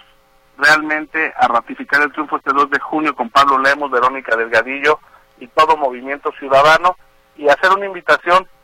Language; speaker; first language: Spanish; native; Spanish